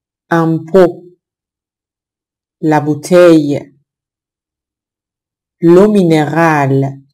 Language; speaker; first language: French; non-native, fluent; Persian